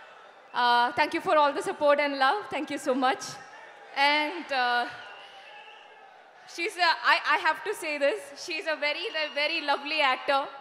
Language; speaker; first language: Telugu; non-native, learner; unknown